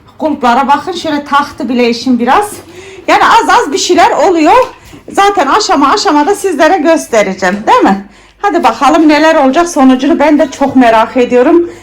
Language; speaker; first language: Turkish; early bilingual, heritage; Turkish